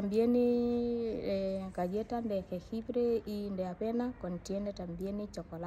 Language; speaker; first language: Spanish; non-native, learner; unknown